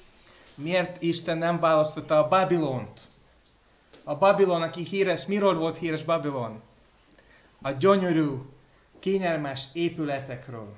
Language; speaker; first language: Hungarian; non-native, fluent; English